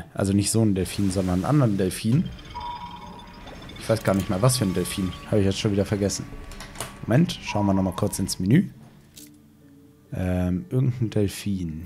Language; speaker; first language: German; native; German